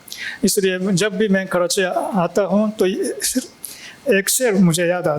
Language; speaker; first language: Hindi; non-native, fluent; Japanese